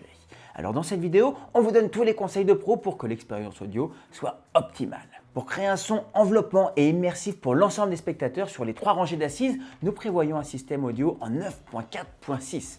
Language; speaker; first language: French; native; French